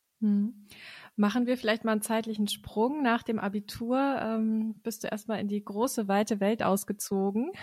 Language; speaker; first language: German; native; German